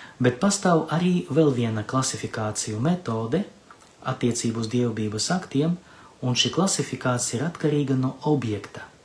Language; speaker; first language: Latvian; non-native, local second language; Russian